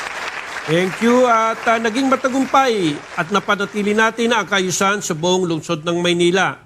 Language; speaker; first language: Filipino; native; Filipino